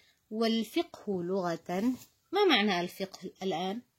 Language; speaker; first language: Arabic; non-native, fluent; Indonesian